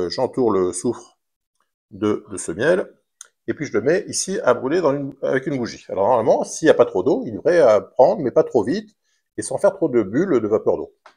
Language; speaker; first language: French; native; French